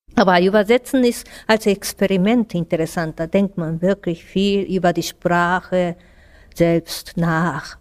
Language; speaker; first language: German; non-native, fluent; Japanese